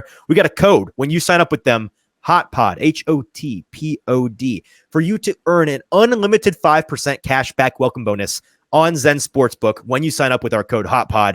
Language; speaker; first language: English; native; English